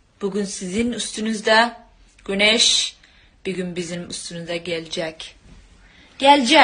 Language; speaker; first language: Turkish; non-native, fluent; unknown